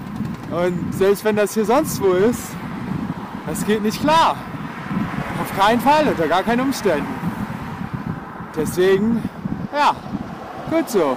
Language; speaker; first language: German; native; German